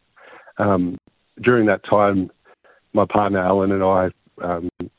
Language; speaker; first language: English; native; English